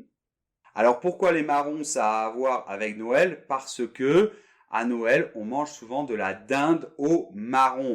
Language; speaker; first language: French; native; French